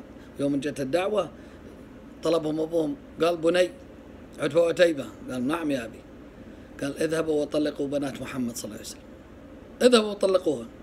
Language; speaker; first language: Arabic; native; Arabic